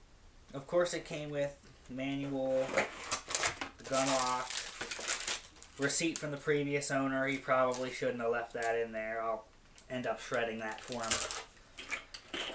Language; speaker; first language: English; native; English